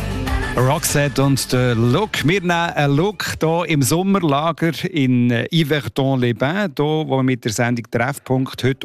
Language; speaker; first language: German; native; German